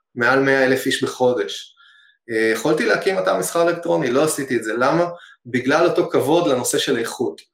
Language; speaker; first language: Hebrew; native; Hebrew